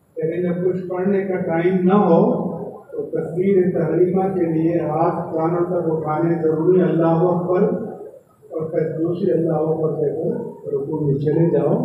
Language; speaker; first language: Urdu; non-native, local second language; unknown